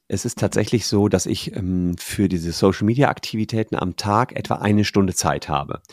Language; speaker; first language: German; native; German